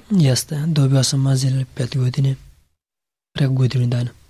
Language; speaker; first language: Serbian; non-native, learner; Pashto